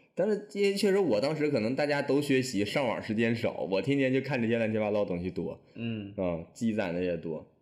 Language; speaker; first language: Chinese; native; Chinese